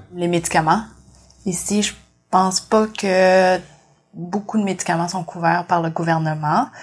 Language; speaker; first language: French; early bilingual, other home language; Vietnamese